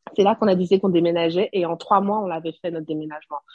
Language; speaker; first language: French; non-native, local second language; Rundi